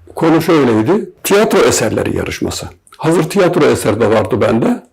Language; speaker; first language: Turkish; native; Turkish